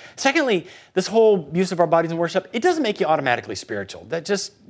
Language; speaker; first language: English; early bilingual, other home language; Spanish